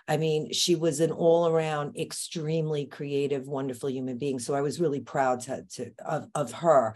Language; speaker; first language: English; native; English